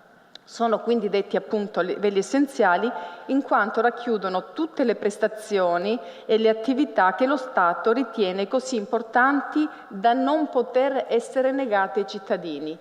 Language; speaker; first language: Italian; native; Italian